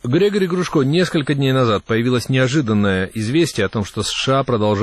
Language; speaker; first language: Russian; native; Russian